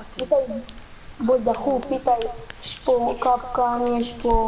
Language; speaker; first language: Hebrew; native; Hebrew